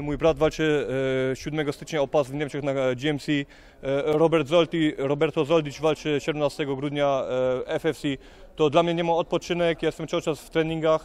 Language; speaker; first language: Polish; early bilingual, heritage; Polish